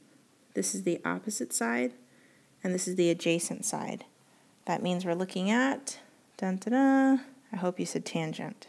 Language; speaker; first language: English; native; English